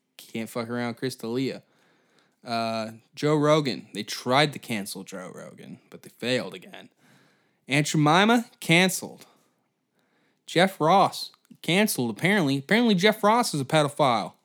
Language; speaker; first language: English; native; English